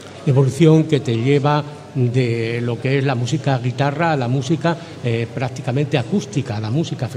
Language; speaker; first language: Spanish; native; Spanish